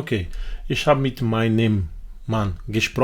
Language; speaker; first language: German; non-native, fluent; Portuguese